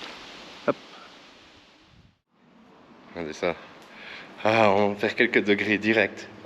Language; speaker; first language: French; native; French